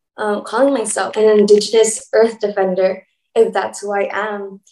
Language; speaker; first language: English; early bilingual, other home language; Spanish